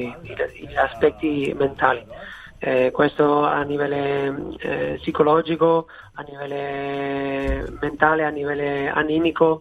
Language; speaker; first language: Italian; non-native, fluent; Spanish